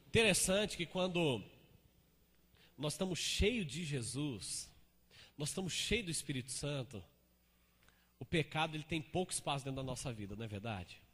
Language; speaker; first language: Portuguese; native; Portuguese